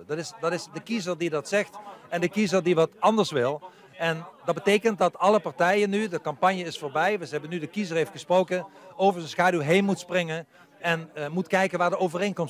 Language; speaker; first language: Dutch; native; Dutch